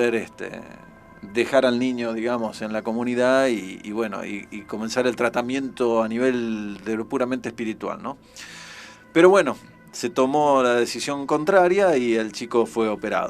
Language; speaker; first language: Spanish; native; Spanish